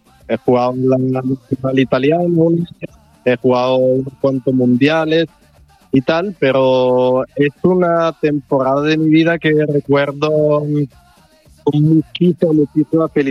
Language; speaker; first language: Spanish; non-native, fluent; Italian